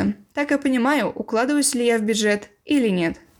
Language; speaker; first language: Russian; native; Russian